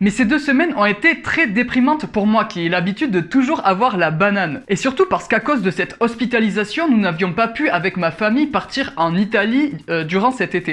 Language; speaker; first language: French; native; French